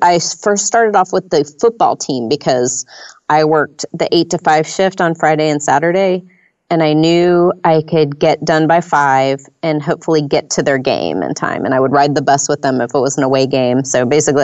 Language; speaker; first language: English; native; English